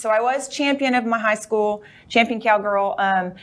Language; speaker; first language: English; native; English